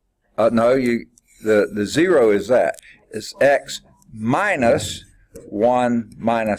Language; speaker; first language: English; native; English